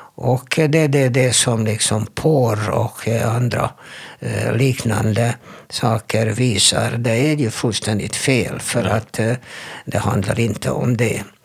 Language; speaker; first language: Swedish; non-native, fluent; Hungarian